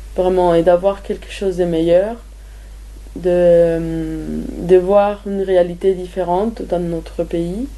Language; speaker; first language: French; non-native, fluent; Spanish